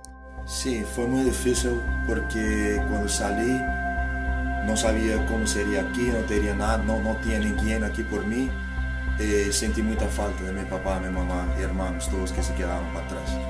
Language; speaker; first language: Spanish; non-native, learner; English